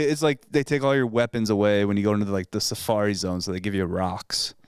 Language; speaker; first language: English; native; English